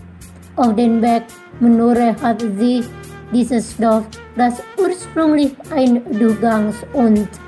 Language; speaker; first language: German; non-native, fluent; Indonesian